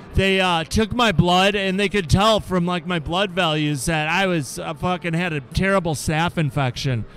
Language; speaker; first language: English; native; English